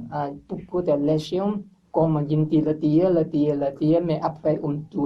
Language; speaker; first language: French; non-native, learner; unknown